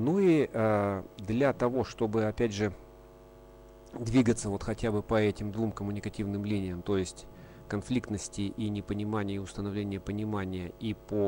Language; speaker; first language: Russian; native; Russian